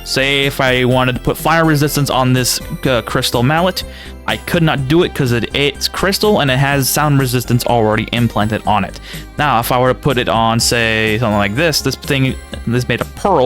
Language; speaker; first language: English; native; English